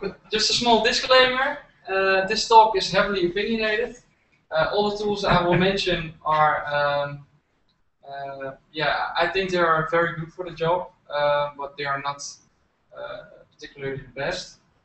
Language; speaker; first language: English; non-native, fluent; Dutch